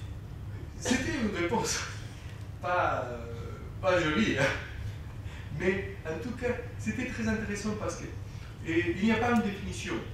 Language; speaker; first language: French; non-native, fluent; Spanish